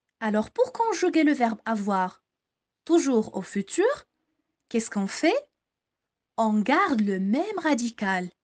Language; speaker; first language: French; non-native, local second language; Arabic